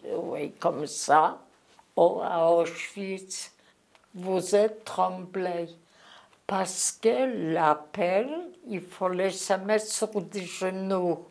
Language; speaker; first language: French; non-native, learner; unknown